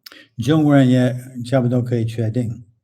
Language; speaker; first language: Chinese; non-native, fluent; English